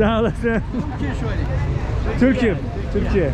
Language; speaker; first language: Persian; non-native, learner; Turkish